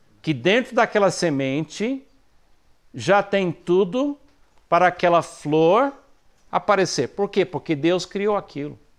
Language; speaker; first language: Portuguese; non-native, fluent; English